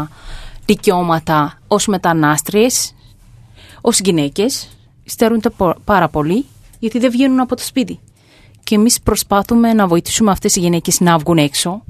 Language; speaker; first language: Greek; non-native, fluent; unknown